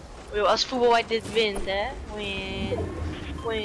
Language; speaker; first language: English; non-native, learner; Dutch